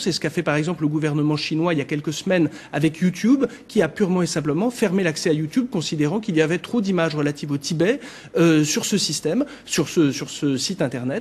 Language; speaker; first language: French; native; French